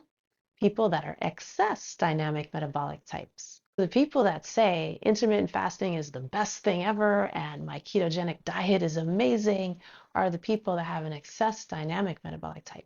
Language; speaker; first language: English; native; English